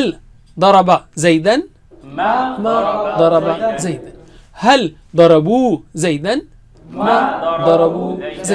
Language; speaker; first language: Arabic; non-native, fluent; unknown